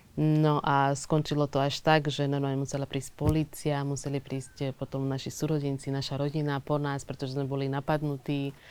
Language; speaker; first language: Slovak; early bilingual, other home language; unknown